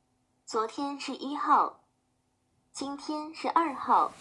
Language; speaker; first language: Chinese; non-native, learner; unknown